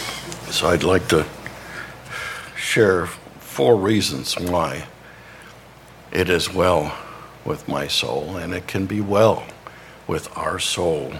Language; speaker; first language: English; native; English